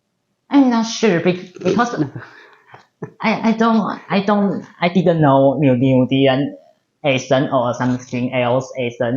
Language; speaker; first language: English; non-native, learner; Chinese